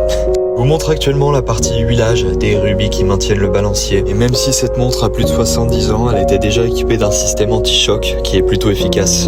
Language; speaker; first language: French; native; French